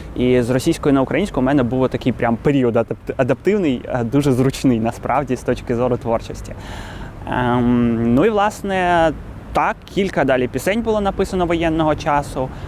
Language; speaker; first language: Ukrainian; non-native, local second language; Russian